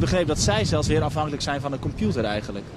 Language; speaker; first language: Dutch; native; Dutch